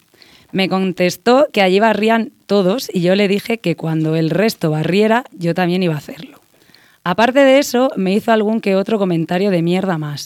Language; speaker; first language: Spanish; native; Spanish